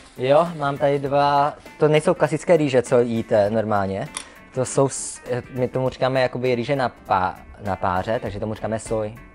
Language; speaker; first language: Czech; early bilingual, other home language; Vietnamese